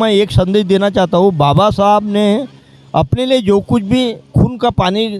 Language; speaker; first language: Hindi; non-native, local second language; Marathi